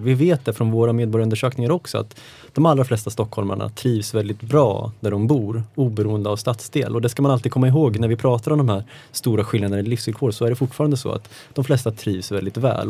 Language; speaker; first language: Swedish; native; Swedish